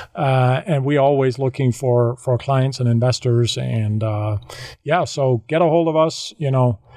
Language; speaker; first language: English; non-native, fluent; Danish